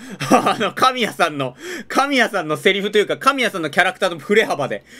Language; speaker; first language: Japanese; native; Japanese